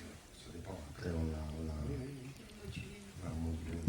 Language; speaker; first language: French; non-native, fluent; Italian